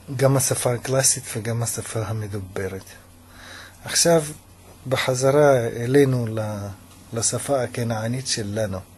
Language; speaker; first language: Hebrew; non-native, fluent; Russian